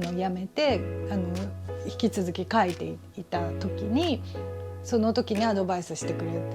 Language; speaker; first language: Japanese; native; Japanese